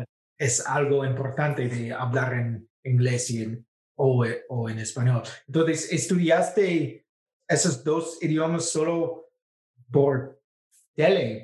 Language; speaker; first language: Spanish; non-native, fluent; English